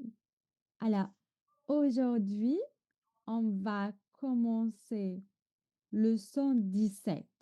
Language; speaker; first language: French; non-native, fluent; Chinese